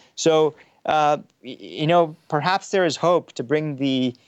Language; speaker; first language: English; early bilingual, heritage; German